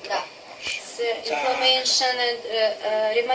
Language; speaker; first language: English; non-native, learner; Russian